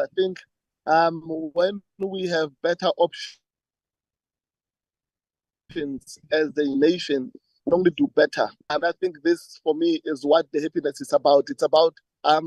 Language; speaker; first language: English; non-native, local second language; Tswana